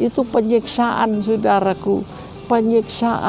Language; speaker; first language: Indonesian; native; Indonesian